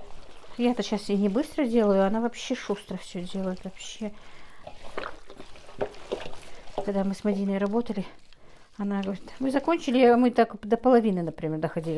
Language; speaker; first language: Russian; non-native, local second language; Chechen